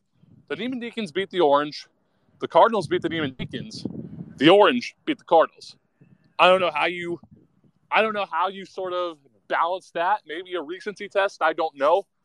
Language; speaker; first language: English; native; English